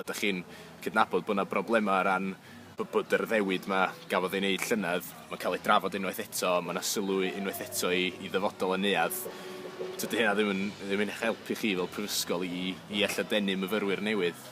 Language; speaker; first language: Welsh; native; Welsh